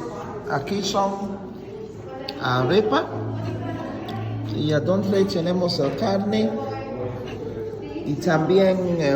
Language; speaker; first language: Spanish; non-native, learner; English